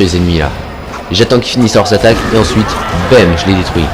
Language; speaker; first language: French; native; French